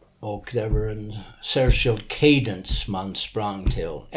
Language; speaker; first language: Swedish; early bilingual, heritage; English